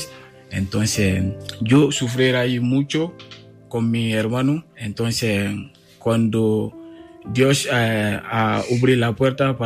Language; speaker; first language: Spanish; non-native, learner; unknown